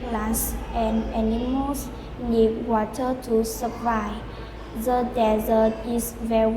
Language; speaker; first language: English; non-native, learner; Vietnamese